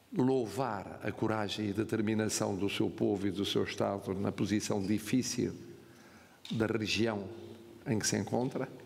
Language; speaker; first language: Portuguese; native; Portuguese